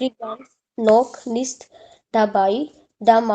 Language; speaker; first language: German; non-native, learner; Hindi